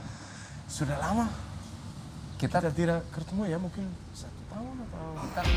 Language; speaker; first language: Indonesian; non-native, learner; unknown